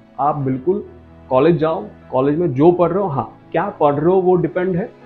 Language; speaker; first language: Hindi; non-native, local second language; Bangla